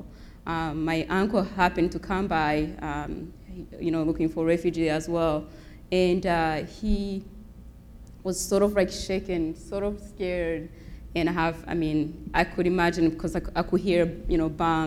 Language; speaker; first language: English; non-native, local second language; Kinyarwanda